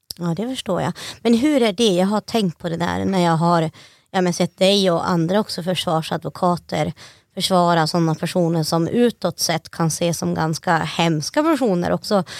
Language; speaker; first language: Swedish; native; Swedish